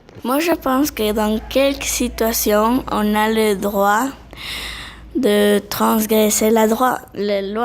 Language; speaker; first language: French; non-native, learner; Spanish